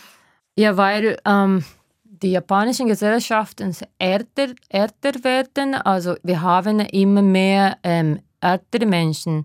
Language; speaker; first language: German; non-native, fluent; Japanese